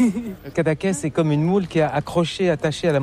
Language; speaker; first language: French; native; French